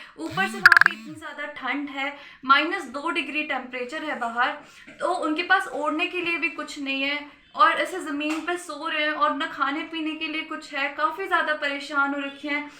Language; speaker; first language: Hindi; native; Hindi